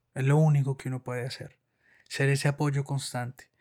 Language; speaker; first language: Spanish; native; Spanish